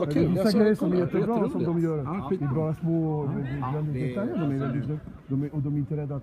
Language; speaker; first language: Swedish; non-native, fluent; French